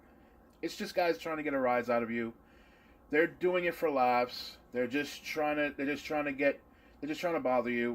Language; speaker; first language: English; native; English